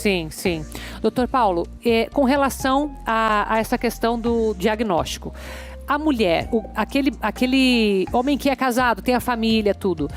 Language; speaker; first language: Portuguese; native; Portuguese